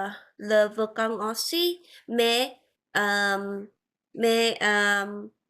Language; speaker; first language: French; non-native, learner; Vietnamese